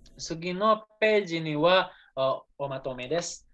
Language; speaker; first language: Japanese; non-native, learner; Indonesian